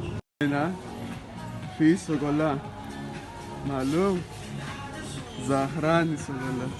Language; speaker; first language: Arabic; non-native, learner; Greek